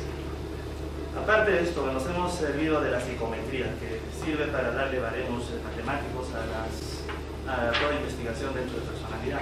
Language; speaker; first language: Spanish; native; Spanish